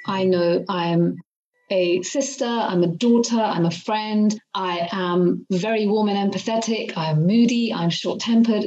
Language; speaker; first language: English; native; English